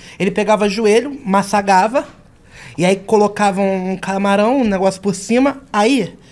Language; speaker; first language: Portuguese; native; Portuguese